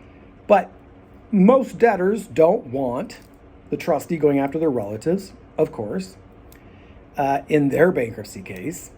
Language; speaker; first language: English; native; English